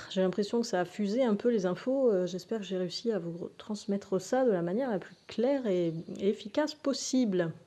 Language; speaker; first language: French; native; French